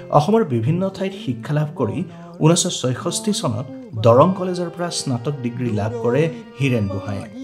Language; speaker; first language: Assamese; native; Assamese